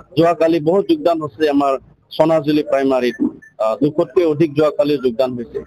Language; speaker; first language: Assamese; non-native, local second language; Bodo